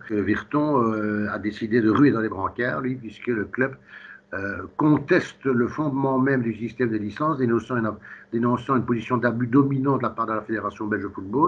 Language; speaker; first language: French; native; French